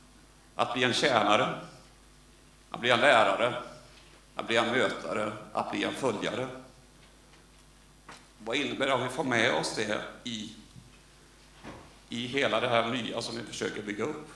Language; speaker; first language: Swedish; native; Swedish